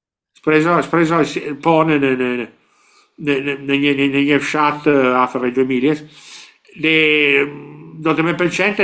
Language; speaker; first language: Albanian; non-native, learner; Italian